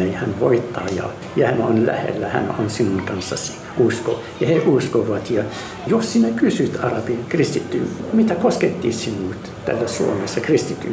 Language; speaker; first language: Finnish; non-native, fluent; Arabic